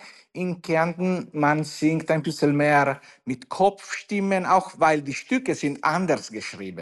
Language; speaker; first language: German; non-native, fluent; Italian